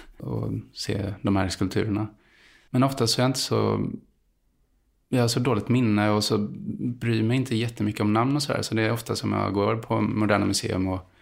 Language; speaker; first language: Swedish; early bilingual, other home language; Spanish